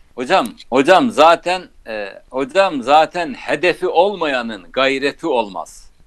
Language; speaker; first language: Turkish; native; Turkish